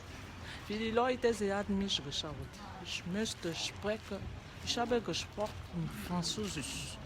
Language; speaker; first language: German; non-native, learner; French